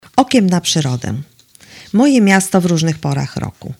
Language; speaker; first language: Polish; native; Polish